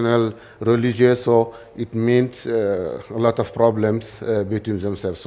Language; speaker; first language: English; non-native, learner; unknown